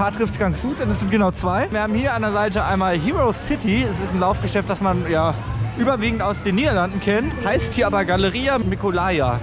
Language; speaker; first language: German; native; German